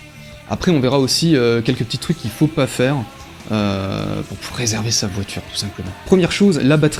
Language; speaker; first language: French; native; French